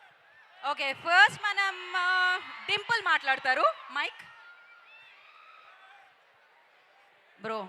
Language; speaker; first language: Telugu; native; Telugu